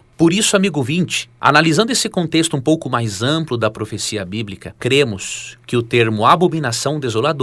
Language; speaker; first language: Portuguese; native; Portuguese